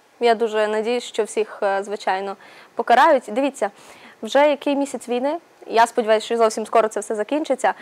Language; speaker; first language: Ukrainian; native; Ukrainian